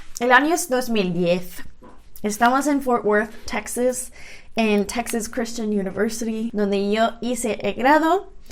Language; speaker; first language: Spanish; non-native, fluent; English